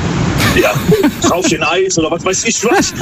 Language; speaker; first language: German; native; German